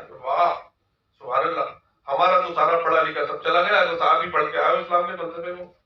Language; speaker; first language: Urdu; native; Urdu